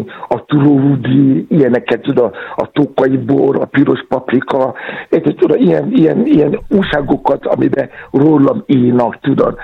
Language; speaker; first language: Hungarian; non-native, fluent; Yoruba